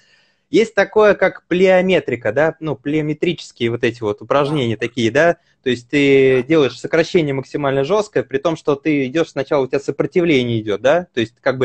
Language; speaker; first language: Russian; native; Russian